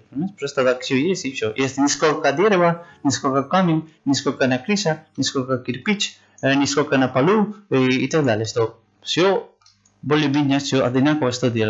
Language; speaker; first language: Russian; non-native, learner; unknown